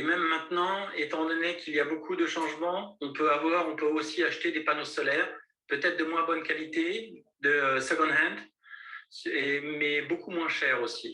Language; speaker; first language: French; native; French